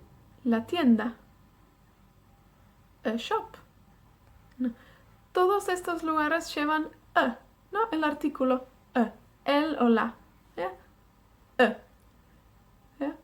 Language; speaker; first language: Spanish; non-native, fluent; Welsh